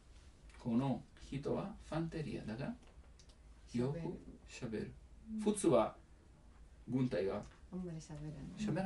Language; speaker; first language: Japanese; non-native, learner; Italian